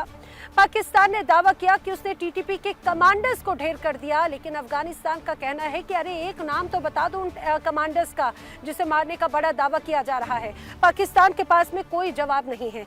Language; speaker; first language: Hindi; native; Hindi